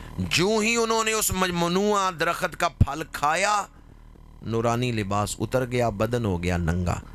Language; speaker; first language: Urdu; non-native, local second language; Punjabi